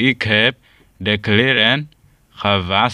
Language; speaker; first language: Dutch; non-native, learner; Tigrinya